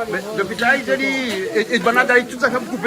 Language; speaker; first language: French; native; French